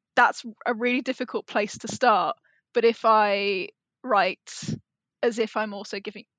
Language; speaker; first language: English; native; English